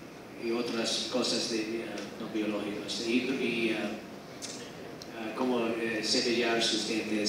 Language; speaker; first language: Spanish; non-native, fluent; English